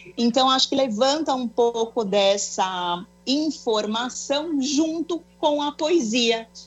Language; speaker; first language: Portuguese; native; Portuguese